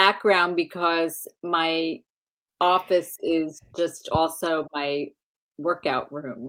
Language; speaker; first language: English; native; English